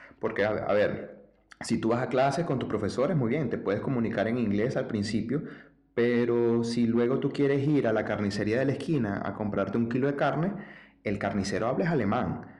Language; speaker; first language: Spanish; native; Spanish